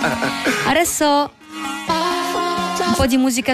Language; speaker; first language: Italian; native; Italian